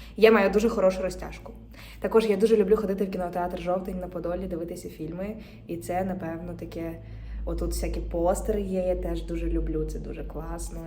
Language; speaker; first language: Ukrainian; native; Ukrainian